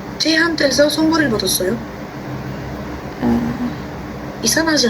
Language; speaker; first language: Korean; non-native, fluent; Arabic